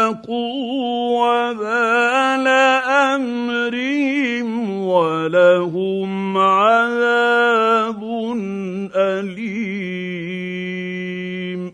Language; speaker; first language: Arabic; native; Arabic